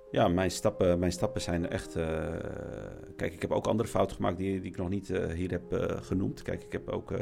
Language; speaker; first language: Dutch; native; Dutch